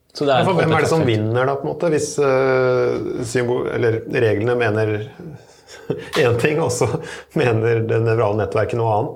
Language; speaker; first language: Norwegian; native; Norwegian